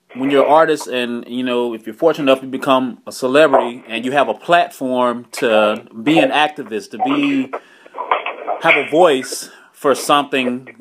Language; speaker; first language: English; native; English